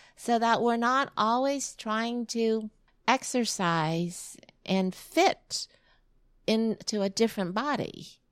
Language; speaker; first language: English; early bilingual, other home language; Vietnamese